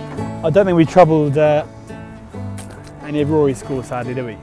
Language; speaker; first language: English; native; English